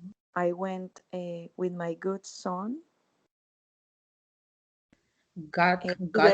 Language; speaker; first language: English; non-native, learner; Spanish